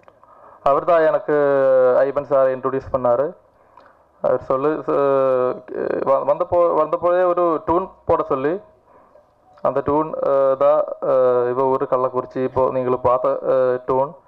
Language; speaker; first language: Tamil; non-native, learner; Malayalam